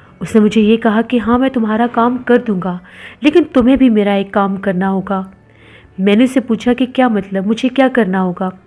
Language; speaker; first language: Urdu; native; Urdu